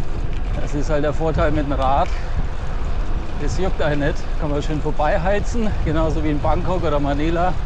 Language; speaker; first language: German; native; German